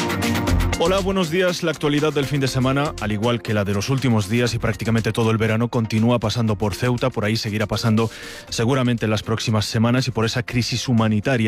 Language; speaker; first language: Spanish; native; Spanish